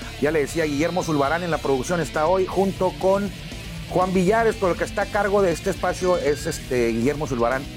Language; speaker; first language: Spanish; native; Spanish